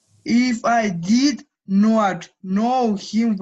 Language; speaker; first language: English; non-native, fluent; Ukrainian